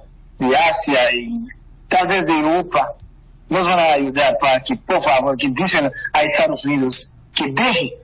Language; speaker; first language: Spanish; non-native, fluent; Haitian Creole